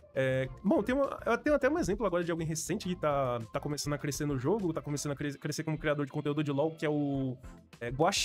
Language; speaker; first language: Portuguese; native; Portuguese